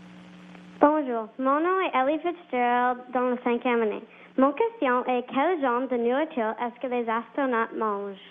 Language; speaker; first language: French; non-native, learner; English